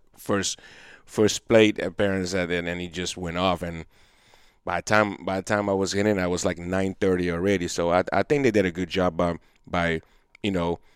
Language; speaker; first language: English; non-native, fluent; Papiamento